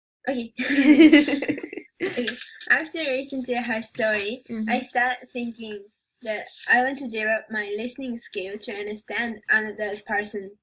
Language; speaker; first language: English; non-native, learner; Japanese